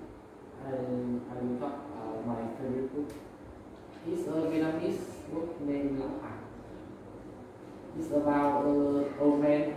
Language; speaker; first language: English; non-native, learner; Vietnamese